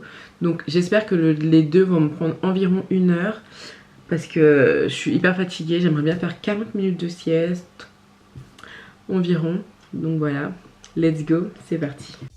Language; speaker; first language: French; native; French